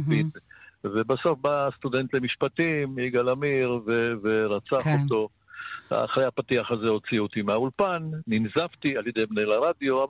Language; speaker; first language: Hebrew; early bilingual, other home language; Polish